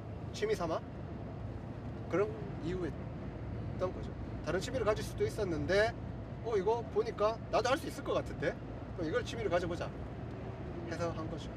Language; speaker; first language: Korean; native; Korean